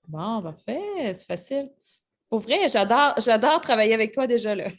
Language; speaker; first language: French; native; French